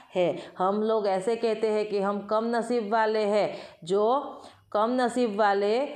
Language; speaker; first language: Hindi; non-native, local second language; Gujarati